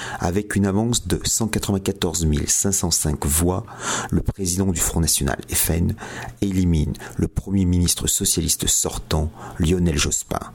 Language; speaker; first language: French; native; French